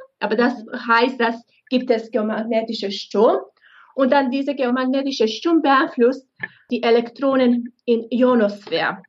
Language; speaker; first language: German; non-native, fluent; Bosnian